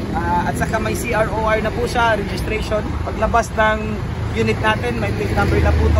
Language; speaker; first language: Filipino; non-native, local second language; Cebuano